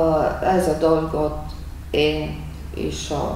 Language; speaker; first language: Hungarian; non-native, learner; Romanian